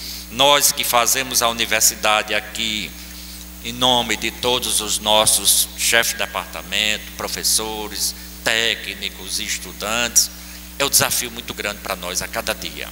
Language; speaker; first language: Portuguese; native; Portuguese